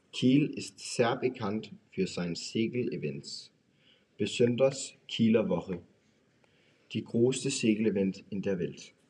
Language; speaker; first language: German; non-native, learner; Danish